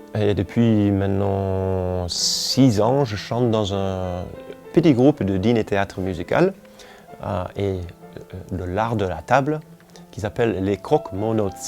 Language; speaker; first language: French; non-native, fluent; English